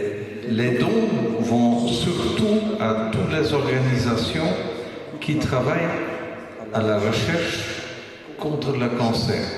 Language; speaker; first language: French; non-native, local second language; Dutch